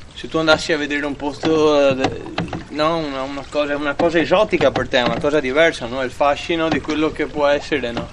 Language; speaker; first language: Italian; native; Italian